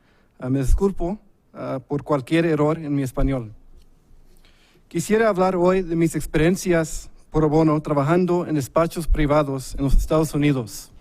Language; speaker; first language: Spanish; early bilingual, heritage; English